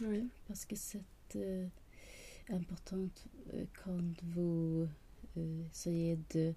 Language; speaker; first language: French; non-native, learner; Swedish